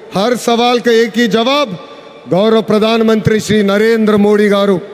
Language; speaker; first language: Hindi; non-native, local second language; Telugu